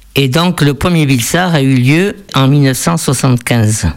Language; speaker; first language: French; early bilingual, other home language; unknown